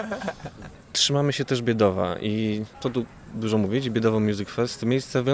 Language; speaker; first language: Polish; native; Polish